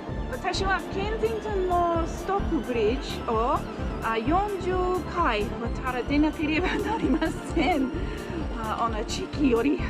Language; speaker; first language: Japanese; non-native, learner; English